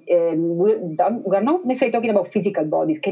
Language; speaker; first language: English; non-native, fluent; Italian